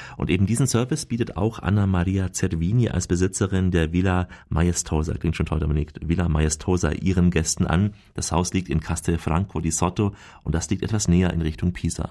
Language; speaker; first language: German; native; German